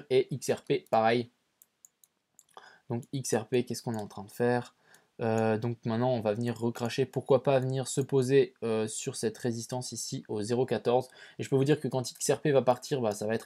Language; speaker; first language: French; native; French